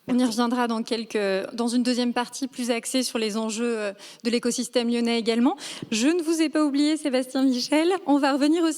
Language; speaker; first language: French; native; French